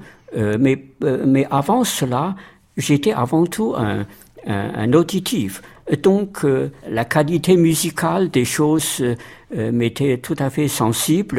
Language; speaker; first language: French; non-native, fluent; Chinese